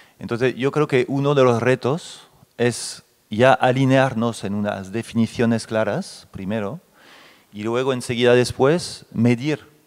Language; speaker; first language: Spanish; non-native, fluent; French